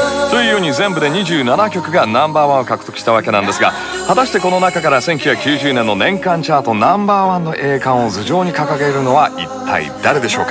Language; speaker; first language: Japanese; early bilingual, heritage; Japanese